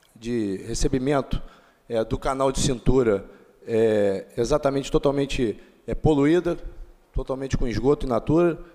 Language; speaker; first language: Portuguese; native; Portuguese